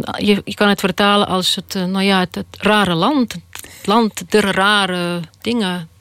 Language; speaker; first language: Dutch; non-native, fluent; Russian